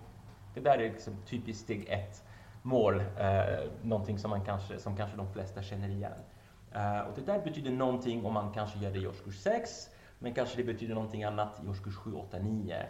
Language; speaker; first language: Swedish; non-native, fluent; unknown